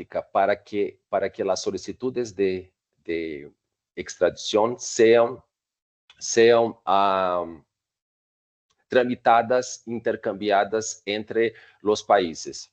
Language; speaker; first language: Spanish; non-native, fluent; Portuguese